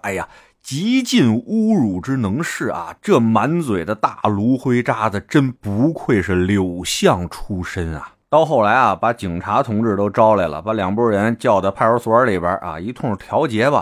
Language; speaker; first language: Chinese; native; Chinese